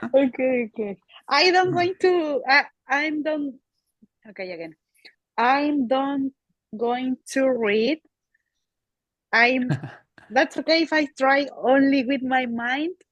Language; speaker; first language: English; non-native, learner; Spanish